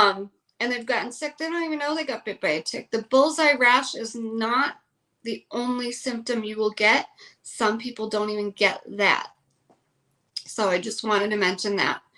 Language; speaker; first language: English; native; English